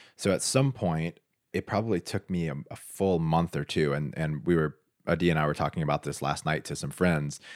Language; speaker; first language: English; native; English